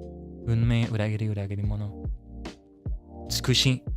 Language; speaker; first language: Japanese; non-native, learner; English